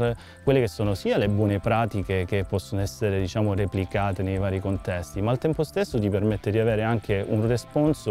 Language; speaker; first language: Italian; native; Italian